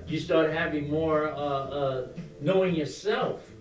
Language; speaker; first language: English; early bilingual, other home language; Spanish